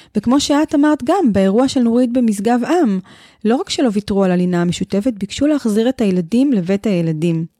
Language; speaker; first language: Hebrew; native; Hebrew